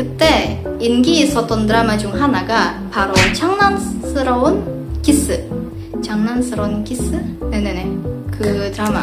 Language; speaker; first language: Korean; non-native, fluent; Indonesian